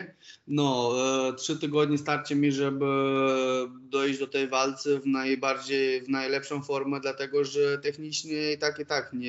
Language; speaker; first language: Polish; non-native, fluent; Romanian